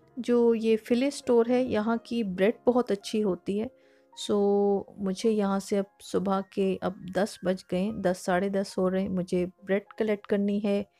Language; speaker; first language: Urdu; native; Urdu